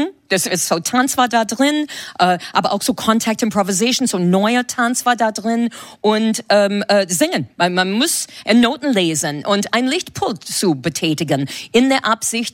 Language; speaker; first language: German; non-native, fluent; English